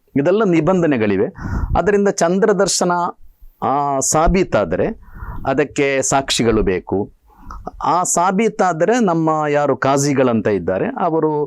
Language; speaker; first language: Kannada; non-native, local second language; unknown